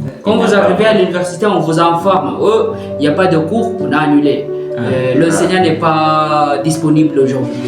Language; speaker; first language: French; non-native, learner; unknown